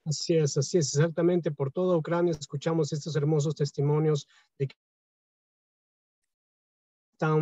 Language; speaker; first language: Spanish; native; Spanish